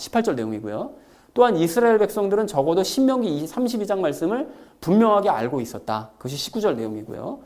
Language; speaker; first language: Korean; native; Korean